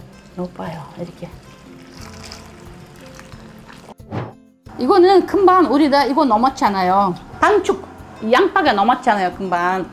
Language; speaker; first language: Korean; non-native, learner; Russian